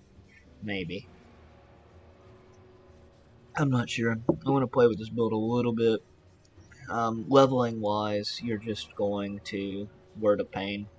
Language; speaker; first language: English; native; English